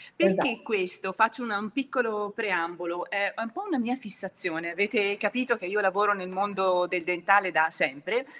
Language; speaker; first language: Italian; native; Italian